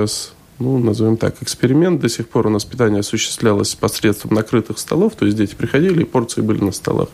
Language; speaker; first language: Russian; native; Russian